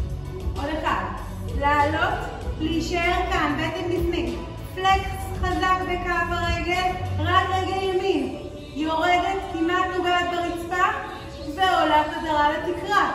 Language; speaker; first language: Hebrew; native; Hebrew